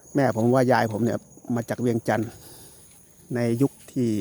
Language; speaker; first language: Thai; non-native, local second language; Northeastern Thai